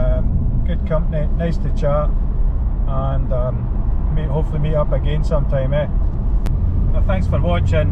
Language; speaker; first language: English; native; English